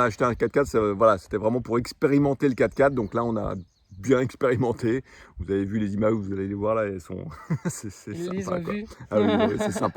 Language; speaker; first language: French; native; French